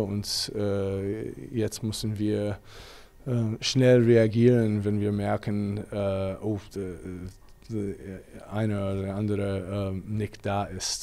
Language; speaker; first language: German; non-native, fluent; English